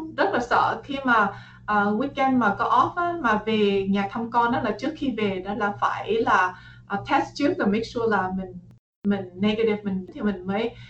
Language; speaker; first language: Vietnamese; early bilingual, heritage; Vietnamese